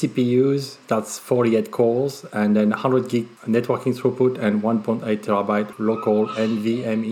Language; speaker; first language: English; non-native, fluent; French